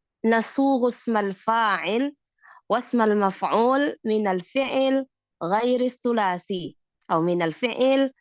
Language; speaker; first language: Arabic; non-native, fluent; Indonesian